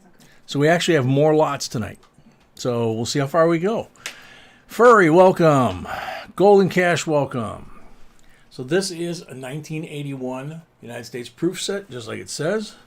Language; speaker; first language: English; native; English